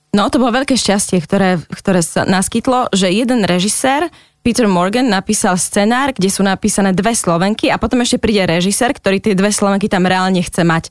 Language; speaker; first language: Slovak; native; Slovak